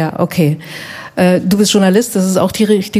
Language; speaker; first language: German; native; German